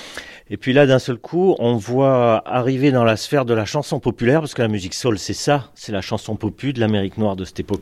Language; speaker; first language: French; native; French